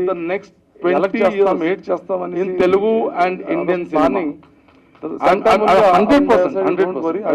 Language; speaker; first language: Telugu; non-native, learner; Marathi